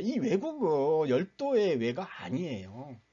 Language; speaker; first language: Korean; native; Korean